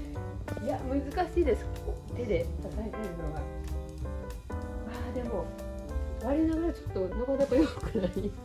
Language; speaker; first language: Japanese; native; Japanese